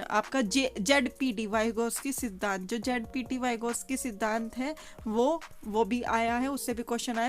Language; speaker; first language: Hindi; native; Hindi